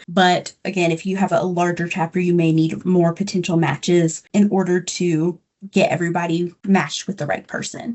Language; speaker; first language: English; native; English